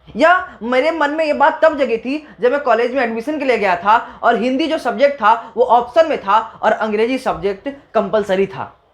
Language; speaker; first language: Hindi; non-native, local second language; Maithili